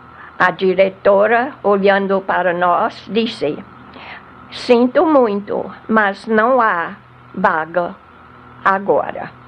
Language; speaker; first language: Portuguese; non-native, fluent; English